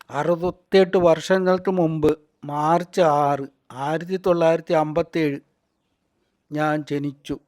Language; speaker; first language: Malayalam; native; Malayalam